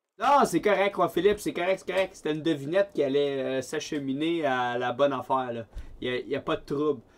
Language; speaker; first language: French; native; French